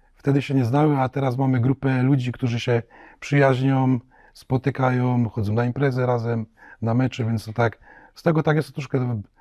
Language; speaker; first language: Polish; native; Polish